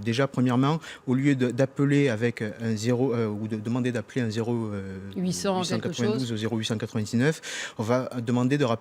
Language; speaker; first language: French; native; French